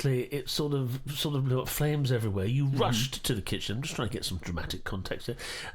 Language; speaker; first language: English; native; English